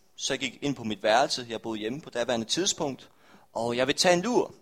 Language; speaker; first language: Danish; native; Danish